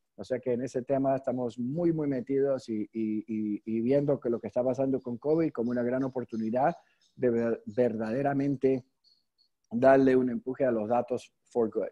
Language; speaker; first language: Spanish; early bilingual, heritage; Spanish